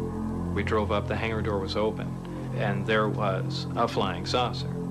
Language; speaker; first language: English; native; English